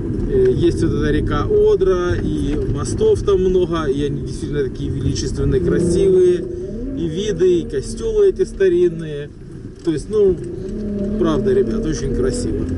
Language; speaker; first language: Russian; native; Russian